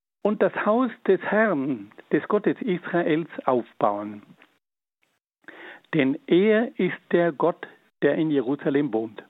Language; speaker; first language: German; native; German